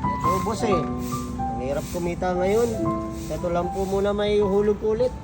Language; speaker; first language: Filipino; native; Filipino